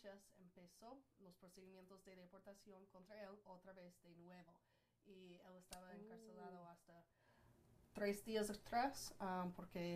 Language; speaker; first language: Spanish; non-native, fluent; English